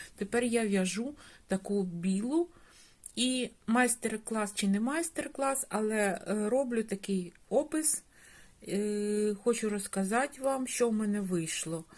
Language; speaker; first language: Ukrainian; non-native, local second language; Russian